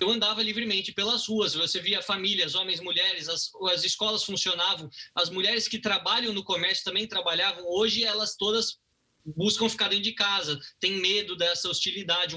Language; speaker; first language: Portuguese; native; Portuguese